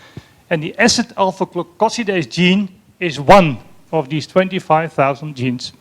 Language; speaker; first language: English; non-native, fluent; Dutch